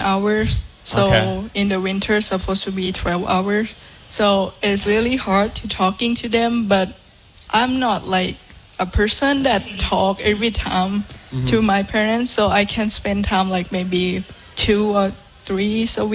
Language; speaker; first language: English; non-native, fluent; Thai